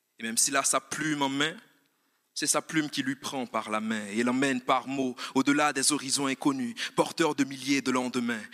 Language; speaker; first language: French; non-native, local second language; Haitian Creole